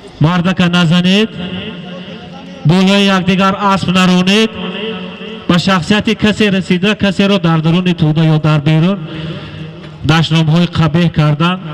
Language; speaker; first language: Tajik; native; Tajik